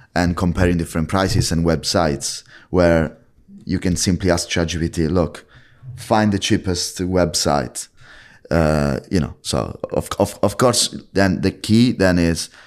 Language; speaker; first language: English; non-native, fluent; Italian